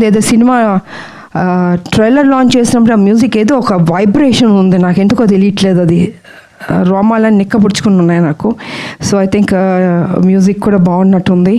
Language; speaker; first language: Telugu; native; Telugu